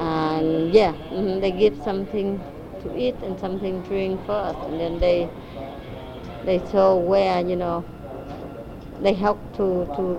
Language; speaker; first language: English; non-native, learner; Vietnamese